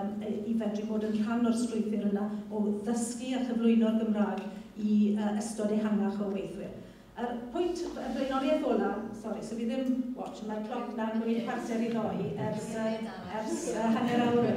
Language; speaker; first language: Welsh; native; Welsh